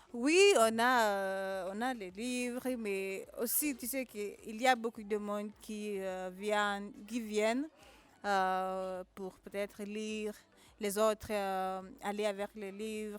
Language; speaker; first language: French; non-native, fluent; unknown